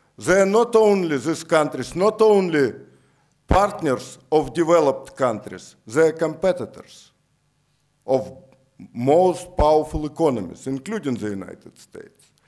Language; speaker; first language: English; non-native, fluent; Russian